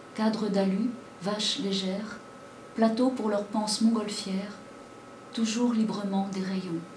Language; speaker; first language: French; native; French